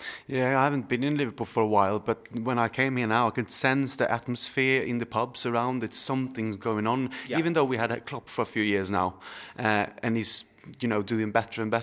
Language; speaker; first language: English; non-native, fluent; Swedish